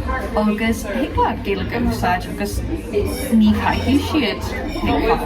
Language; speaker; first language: Irish; non-native, local second language; English